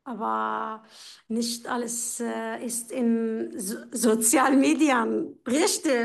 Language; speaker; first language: German; non-native, fluent; Arabic